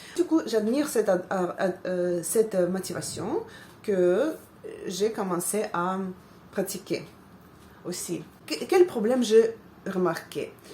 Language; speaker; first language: French; non-native, fluent; Russian